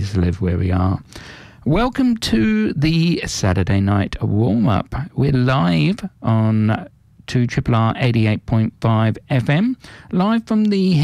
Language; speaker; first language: English; native; English